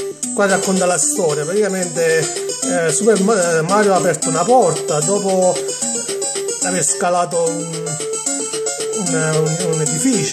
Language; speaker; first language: Italian; native; Italian